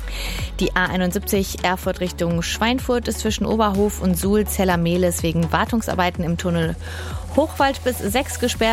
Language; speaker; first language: German; native; German